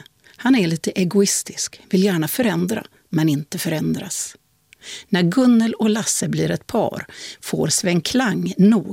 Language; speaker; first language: Swedish; native; Swedish